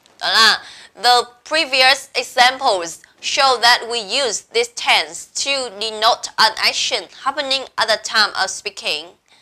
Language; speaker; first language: English; non-native, fluent; Vietnamese